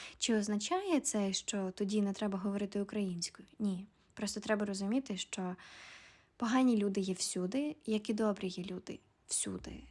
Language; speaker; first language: Ukrainian; native; Ukrainian